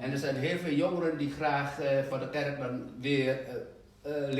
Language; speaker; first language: Dutch; non-native, fluent; Indonesian